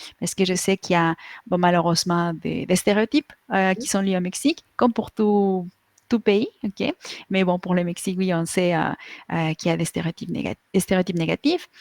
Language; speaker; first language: French; non-native, fluent; Spanish